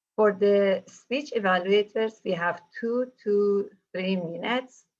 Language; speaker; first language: English; non-native, fluent; Persian